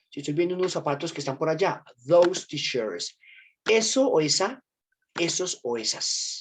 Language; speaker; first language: Spanish; native; Spanish